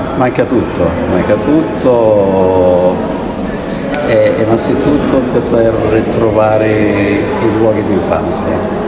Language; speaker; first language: Italian; non-native, fluent; Arabic